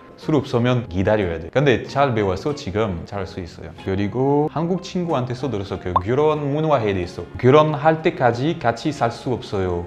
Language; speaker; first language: Korean; non-native, learner; French